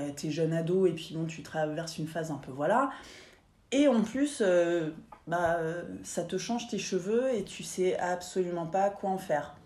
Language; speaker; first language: French; native; French